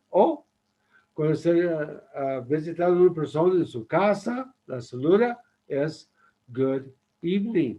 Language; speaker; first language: Spanish; non-native, learner; English